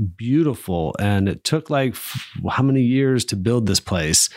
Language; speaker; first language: English; native; English